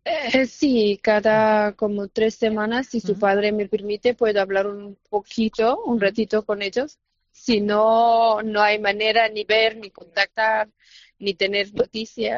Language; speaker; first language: Spanish; non-native, fluent; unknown